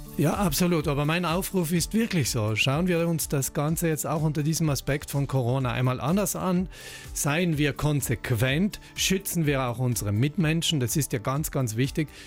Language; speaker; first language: German; native; German